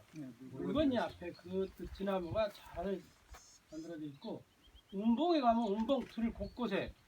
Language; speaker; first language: Korean; native; Korean